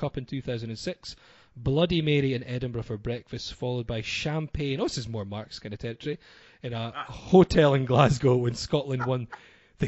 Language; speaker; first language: English; native; English